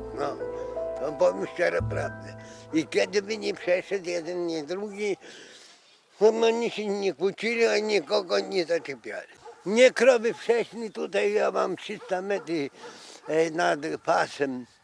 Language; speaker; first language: Polish; non-native, local second language; Ukrainian